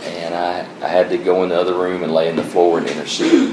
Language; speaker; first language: English; native; English